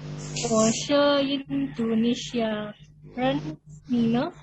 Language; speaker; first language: Chinese; non-native, learner; Indonesian